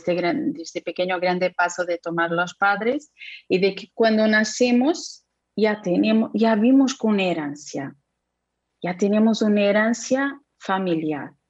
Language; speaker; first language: Spanish; non-native, fluent; Portuguese